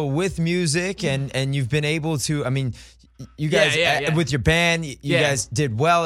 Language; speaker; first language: English; native; English